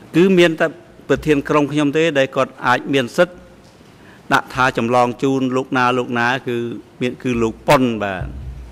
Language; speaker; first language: Khmer; native; Khmer